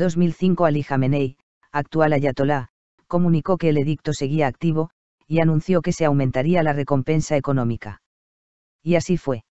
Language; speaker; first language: Spanish; native; Spanish